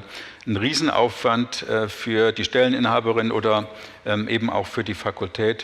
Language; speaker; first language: German; native; German